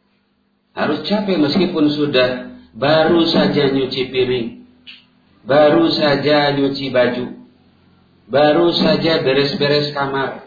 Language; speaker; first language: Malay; non-native, local second language; Sundanese